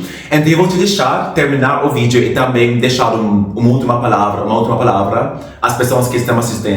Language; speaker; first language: Portuguese; non-native, fluent; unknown